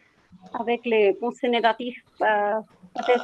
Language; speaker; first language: French; non-native, learner; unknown